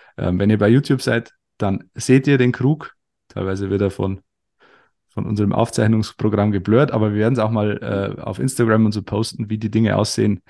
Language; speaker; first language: German; native; German